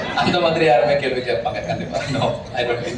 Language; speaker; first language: Tamil; non-native, fluent; Malayalam